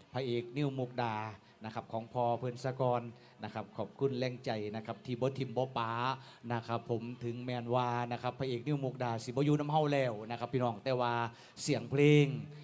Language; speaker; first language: Thai; native; Thai